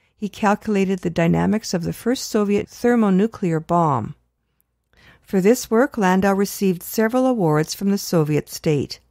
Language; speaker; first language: English; native; English